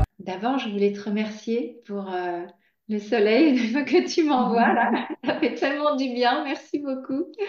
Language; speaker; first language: French; native; French